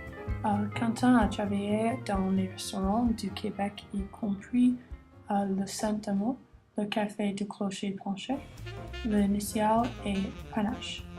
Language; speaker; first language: French; non-native, learner; English